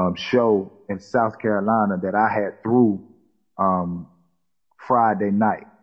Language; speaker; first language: English; native; English